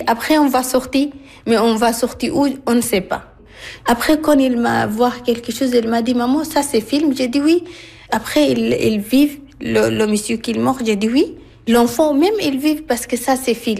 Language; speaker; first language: French; non-native, learner; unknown